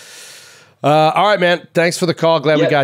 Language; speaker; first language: English; native; English